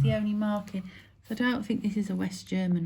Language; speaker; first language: English; native; English